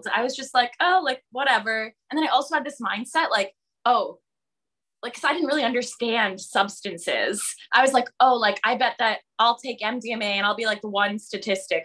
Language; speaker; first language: English; native; English